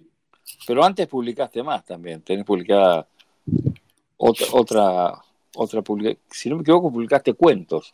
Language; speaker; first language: Spanish; native; Spanish